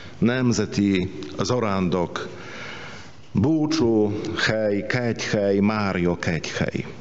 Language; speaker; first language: Hungarian; non-native, fluent; Polish